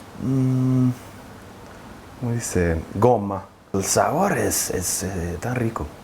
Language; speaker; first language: Spanish; non-native, learner; English